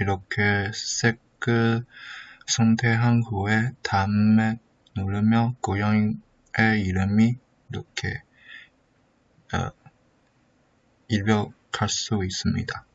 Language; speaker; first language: Korean; non-native, learner; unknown